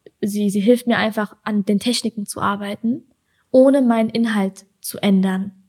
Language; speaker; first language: German; early bilingual, other home language; Persian